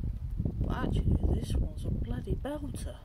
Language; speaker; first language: English; native; English